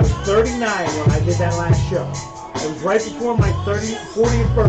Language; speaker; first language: English; native; English